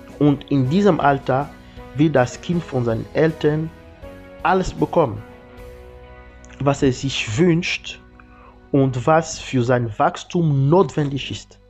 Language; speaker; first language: German; non-native, learner; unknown